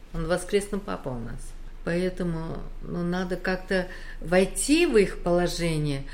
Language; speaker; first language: Russian; native; Russian